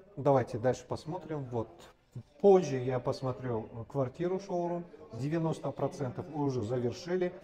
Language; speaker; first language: Russian; non-native, local second language; Kazakh